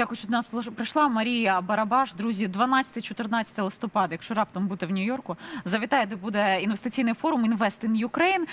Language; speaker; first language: Ukrainian; native; Ukrainian